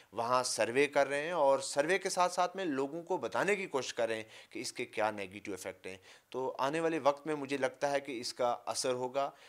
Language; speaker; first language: Urdu; non-native, local second language; Punjabi